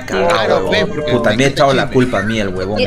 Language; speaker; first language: Spanish; native; Spanish